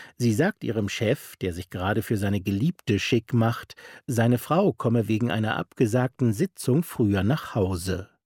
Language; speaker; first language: German; native; German